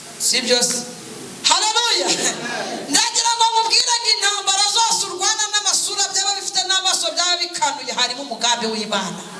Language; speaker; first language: Kinyarwanda; native; Kinyarwanda